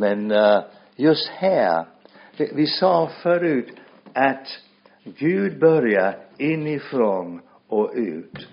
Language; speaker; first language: Swedish; non-native, fluent; English